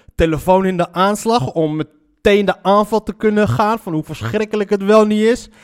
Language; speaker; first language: Dutch; early bilingual, other home language; Arabic